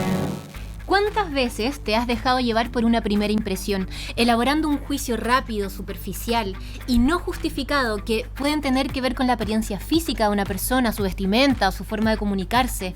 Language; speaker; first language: Spanish; native; Spanish